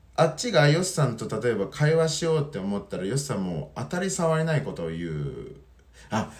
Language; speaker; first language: Japanese; non-native, fluent; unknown